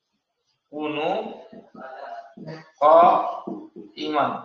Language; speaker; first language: Arabic; non-native, fluent; Indonesian